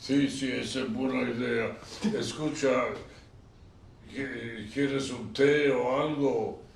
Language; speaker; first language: Spanish; non-native, fluent; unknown